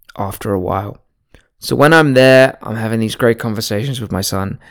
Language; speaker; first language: English; native; English